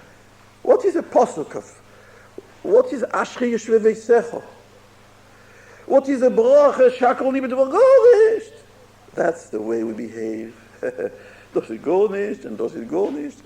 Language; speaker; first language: English; non-native, fluent; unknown